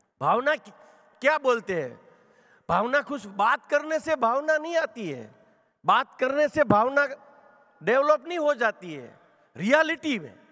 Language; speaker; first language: Hindi; non-native, local second language; Gujarati